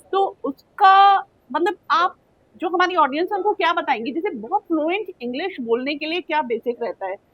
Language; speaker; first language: Hindi; native; Hindi